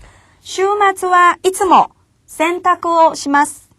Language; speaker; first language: Japanese; non-native, fluent; Korean